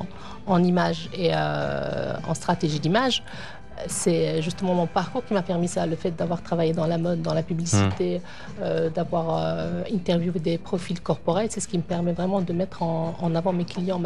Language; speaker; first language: French; native; French